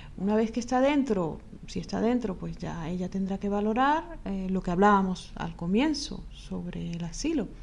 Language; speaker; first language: Spanish; native; Spanish